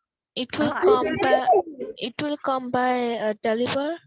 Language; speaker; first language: English; non-native, learner; Odia